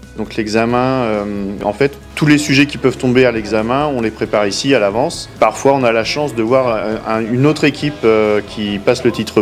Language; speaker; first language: French; native; French